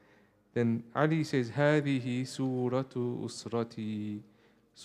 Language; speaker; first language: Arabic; non-native, fluent; English